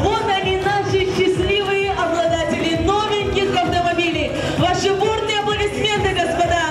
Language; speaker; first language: Russian; native; Russian